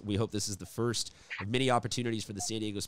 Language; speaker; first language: English; native; English